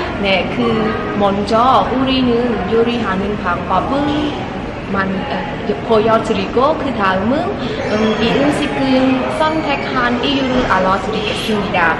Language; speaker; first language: Korean; non-native, learner; Khmer